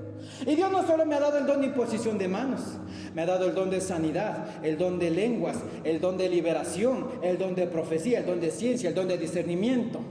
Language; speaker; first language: Spanish; native; Spanish